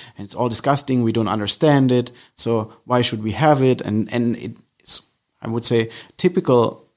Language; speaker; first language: English; non-native, fluent; German